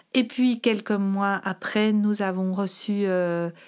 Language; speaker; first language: French; native; French